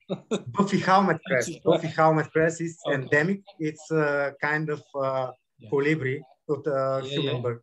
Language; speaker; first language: English; non-native, learner; Bulgarian